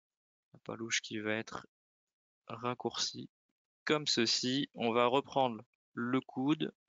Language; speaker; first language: French; native; French